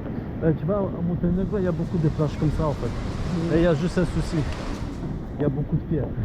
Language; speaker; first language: French; early bilingual, other home language; Polish